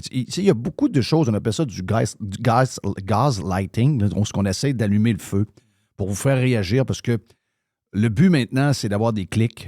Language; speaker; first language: French; native; French